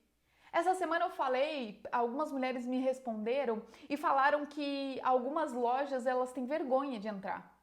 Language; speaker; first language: Portuguese; native; Portuguese